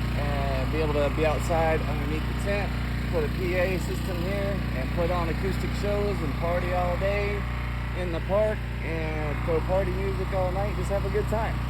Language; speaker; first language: English; native; English